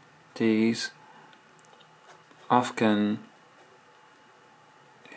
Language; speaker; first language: English; non-native, learner; Chinese